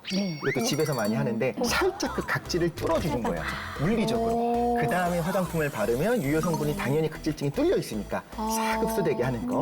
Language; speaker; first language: Korean; native; Korean